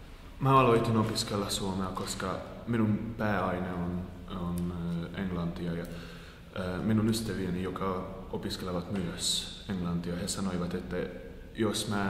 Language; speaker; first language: Finnish; non-native, learner; Hungarian